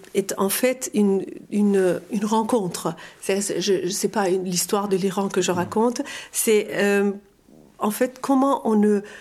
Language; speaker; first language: French; non-native, fluent; Persian